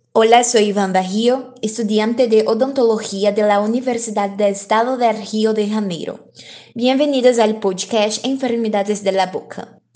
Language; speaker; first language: Spanish; non-native, learner; Portuguese